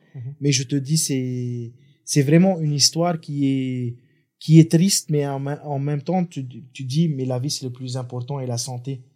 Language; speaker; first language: French; non-native, local second language; Arabic